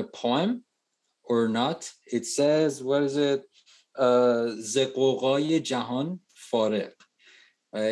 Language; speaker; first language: English; non-native, fluent; Persian